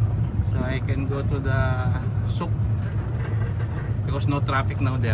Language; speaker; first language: English; non-native, local second language; Filipino